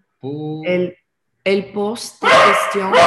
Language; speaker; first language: French; non-native, learner; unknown